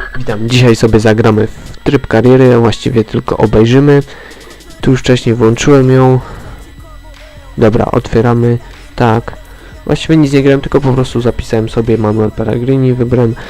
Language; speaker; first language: Polish; native; Polish